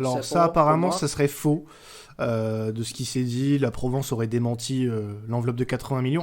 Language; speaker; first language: French; native; French